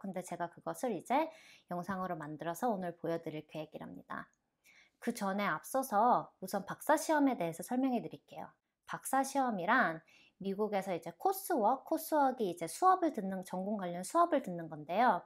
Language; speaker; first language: Korean; native; Korean